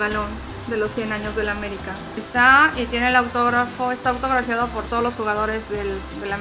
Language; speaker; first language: Spanish; native; Spanish